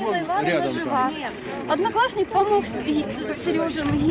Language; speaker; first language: Russian; native; Russian